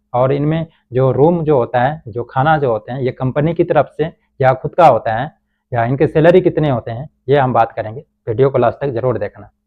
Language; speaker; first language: Hindi; native; Hindi